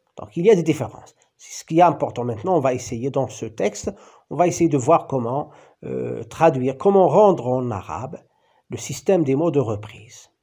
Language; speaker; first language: French; non-native, local second language; Arabic